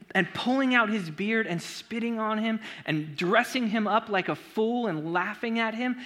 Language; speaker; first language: English; native; English